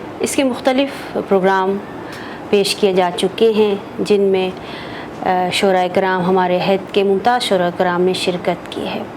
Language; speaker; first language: Urdu; native; Urdu